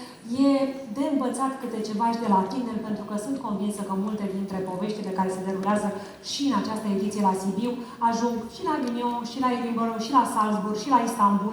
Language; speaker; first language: Romanian; native; Romanian